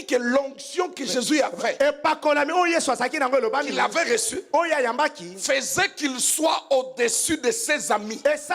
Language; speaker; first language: French; non-native, local second language; Lingala